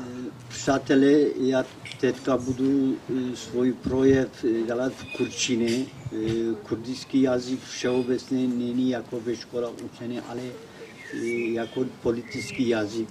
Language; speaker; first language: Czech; non-native, learner; Kurdish